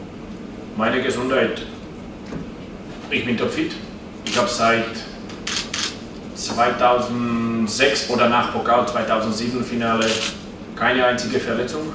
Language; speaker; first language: German; non-native, fluent; Slovak